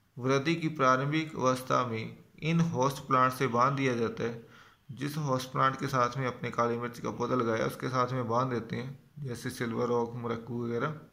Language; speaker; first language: Hindi; non-native, local second language; Punjabi